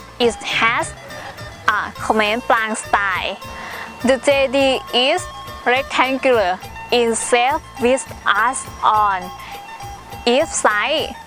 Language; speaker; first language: English; non-native, learner; Thai